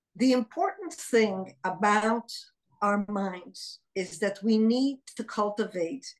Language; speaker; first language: English; early bilingual, other home language; Hebrew